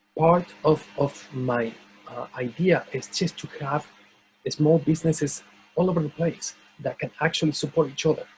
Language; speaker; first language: English; non-native, fluent; Spanish